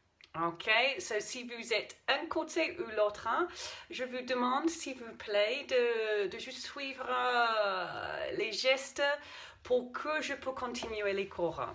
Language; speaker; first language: French; non-native, fluent; English